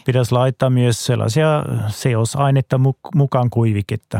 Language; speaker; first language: Finnish; non-native, fluent; German